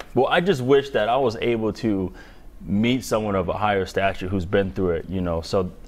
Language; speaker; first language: English; native; English